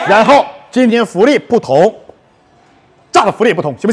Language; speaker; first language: Chinese; native; Chinese